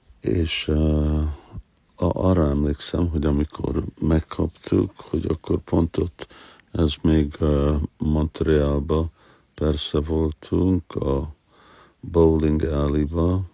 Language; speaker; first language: Hungarian; early bilingual, heritage; Hungarian